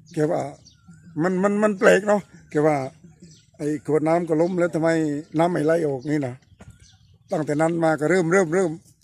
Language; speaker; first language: Thai; native; Thai